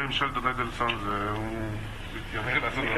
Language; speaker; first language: Hebrew; native; Hebrew